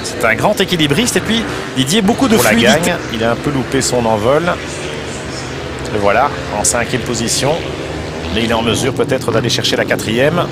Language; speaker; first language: French; native; French